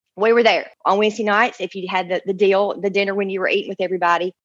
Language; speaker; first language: English; native; English